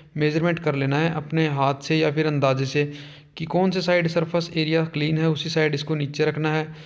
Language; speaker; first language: Hindi; native; Hindi